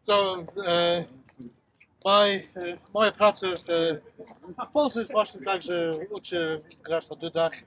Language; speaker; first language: Polish; non-native, fluent; English